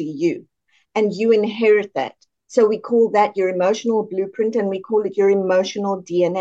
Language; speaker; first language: English; native; English